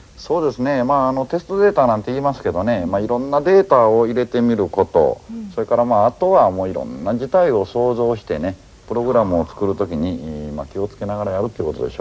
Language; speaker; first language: Japanese; native; Japanese